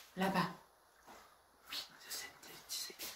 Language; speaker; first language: French; native; French